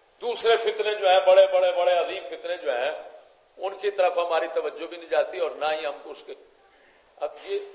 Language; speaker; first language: Urdu; non-native, local second language; Punjabi